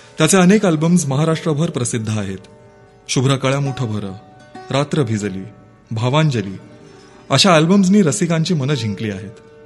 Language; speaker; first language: Marathi; native; Marathi